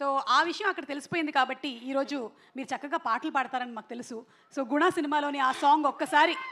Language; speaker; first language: Telugu; native; Telugu